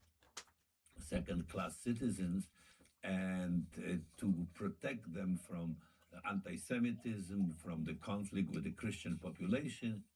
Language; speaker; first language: English; non-native, fluent; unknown